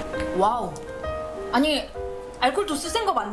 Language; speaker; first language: Korean; native; Korean